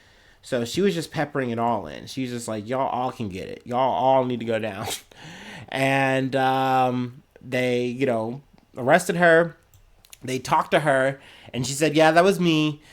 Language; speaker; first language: English; native; English